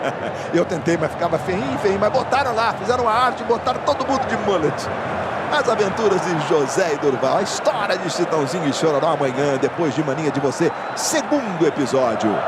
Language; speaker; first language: Portuguese; native; Portuguese